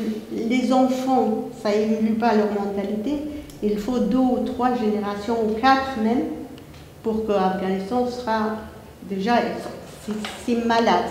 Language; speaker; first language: French; non-native, fluent; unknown